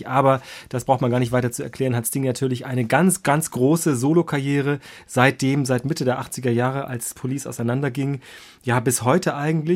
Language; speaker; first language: German; native; German